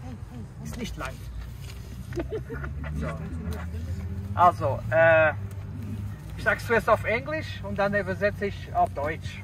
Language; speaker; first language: German; early bilingual, heritage; Portuguese